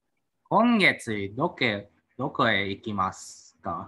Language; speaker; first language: Japanese; non-native, learner; Filipino